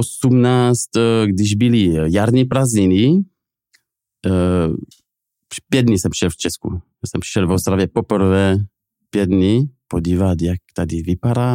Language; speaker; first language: Czech; non-native, fluent; French